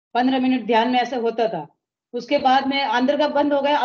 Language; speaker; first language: Hindi; native; Hindi